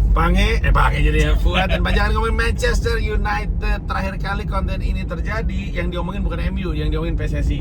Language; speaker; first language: Indonesian; native; Indonesian